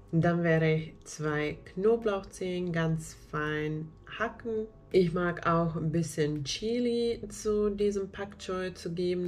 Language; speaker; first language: German; non-native, fluent; Finnish